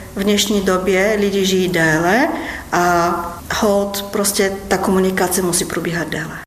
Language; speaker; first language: Czech; non-native, fluent; Bulgarian